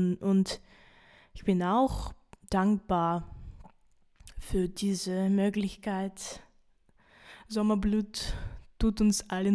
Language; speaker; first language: German; non-native, fluent; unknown